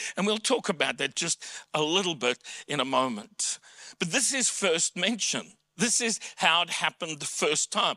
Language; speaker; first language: English; native; English